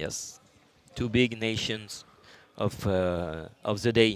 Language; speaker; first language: English; non-native, learner; French